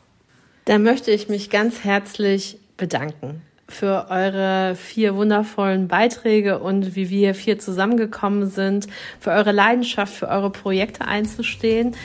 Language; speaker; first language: German; native; German